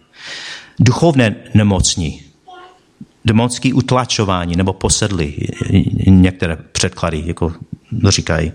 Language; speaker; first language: Czech; non-native, fluent; English